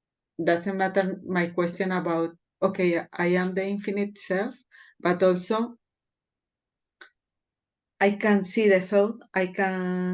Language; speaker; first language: English; non-native, fluent; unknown